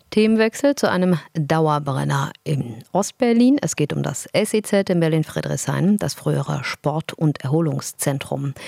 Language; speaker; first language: German; native; German